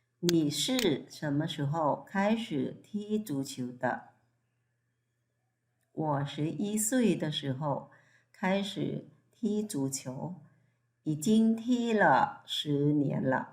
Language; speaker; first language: Chinese; non-native, fluent; Thai